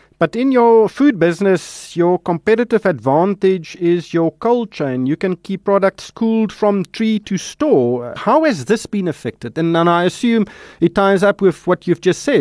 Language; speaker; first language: English; non-native, local second language; Afrikaans